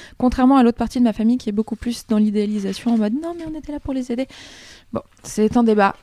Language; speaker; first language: French; native; French